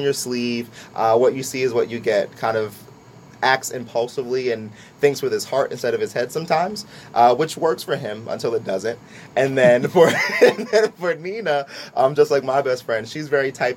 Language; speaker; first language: English; native; English